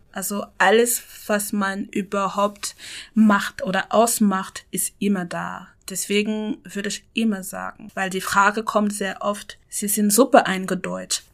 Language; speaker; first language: German; non-native, fluent; French